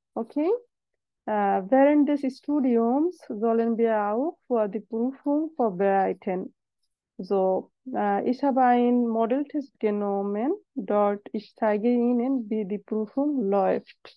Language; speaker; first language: German; non-native, fluent; Bangla